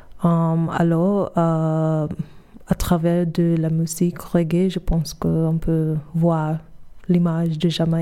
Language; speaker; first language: French; non-native, fluent; English